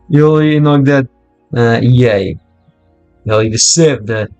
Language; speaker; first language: Russian; non-native, learner; English